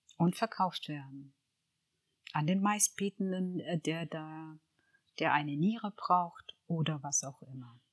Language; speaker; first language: German; early bilingual, other home language; Tigrinya